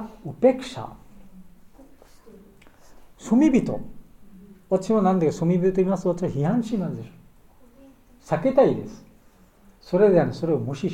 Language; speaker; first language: Japanese; non-native, learner; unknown